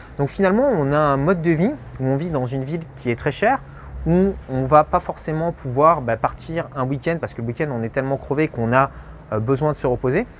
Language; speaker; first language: French; native; French